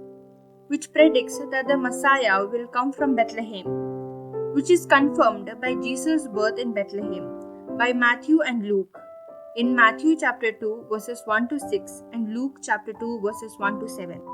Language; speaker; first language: English; non-native, local second language; Malayalam